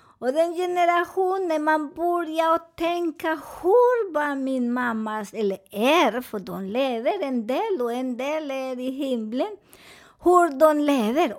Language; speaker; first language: Swedish; non-native, fluent; Spanish